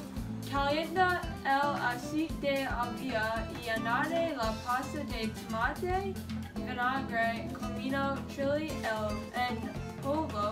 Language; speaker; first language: Spanish; non-native, learner; English